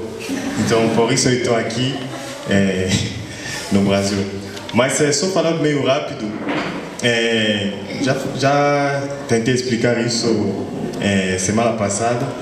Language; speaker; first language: Portuguese; non-native, fluent; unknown